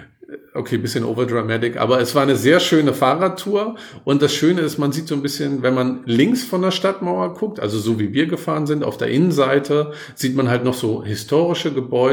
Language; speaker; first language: German; native; German